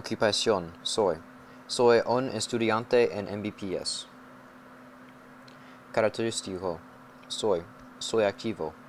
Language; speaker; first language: Spanish; non-native, learner; English